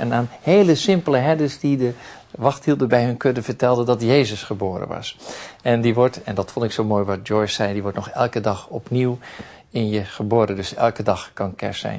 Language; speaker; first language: Dutch; native; Dutch